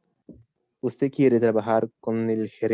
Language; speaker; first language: Spanish; non-native, learner; Portuguese